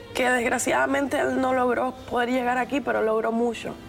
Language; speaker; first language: Spanish; native; Spanish